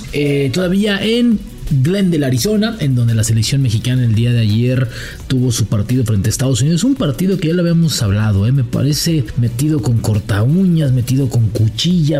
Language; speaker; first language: Spanish; native; Spanish